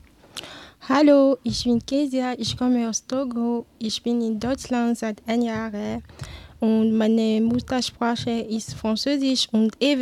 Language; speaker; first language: German; non-native, learner; Ewe